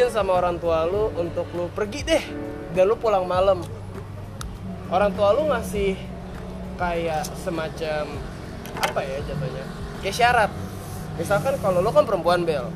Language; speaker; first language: Indonesian; native; Indonesian